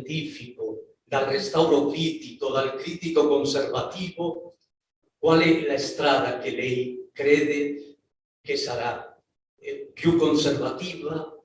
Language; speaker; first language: Italian; non-native, learner; Spanish